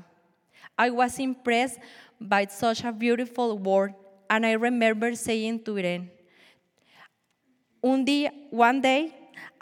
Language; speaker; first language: English; non-native, fluent; Spanish